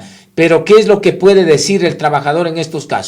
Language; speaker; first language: Spanish; native; Spanish